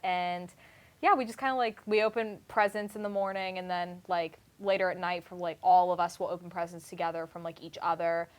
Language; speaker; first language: English; native; English